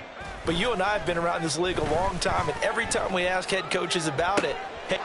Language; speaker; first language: English; native; English